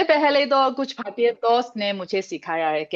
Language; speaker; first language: Hindi; non-native, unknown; Chinese